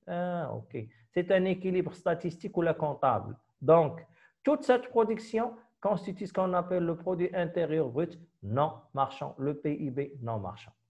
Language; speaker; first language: French; non-native, local second language; Arabic